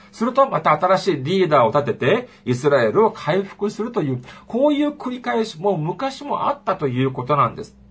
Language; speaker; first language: Japanese; non-native, fluent; Korean